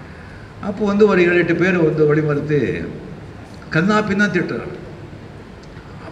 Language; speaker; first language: Tamil; non-native, fluent; Marathi